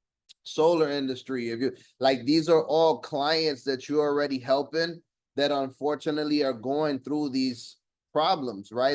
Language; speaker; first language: English; native; English